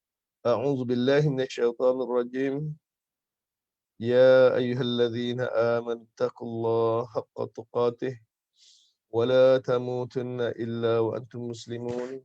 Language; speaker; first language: Arabic; non-native, fluent; Malay